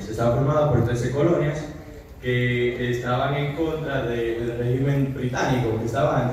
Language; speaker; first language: Spanish; early bilingual, heritage; Spanish